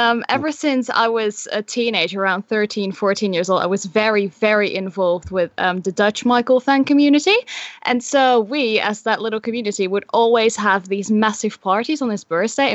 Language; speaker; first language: English; non-native, fluent; Dutch